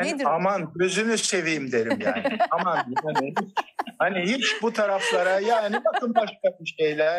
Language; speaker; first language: Turkish; native; Turkish